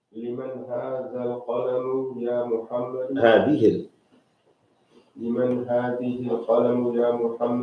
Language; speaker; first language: Arabic; non-native, learner; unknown